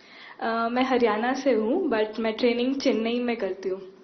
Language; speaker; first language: Hindi; native; Hindi